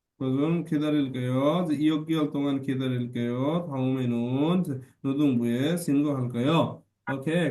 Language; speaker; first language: Korean; non-native, fluent; Bangla